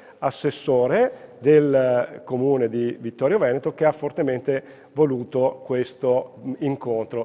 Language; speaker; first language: Italian; native; Italian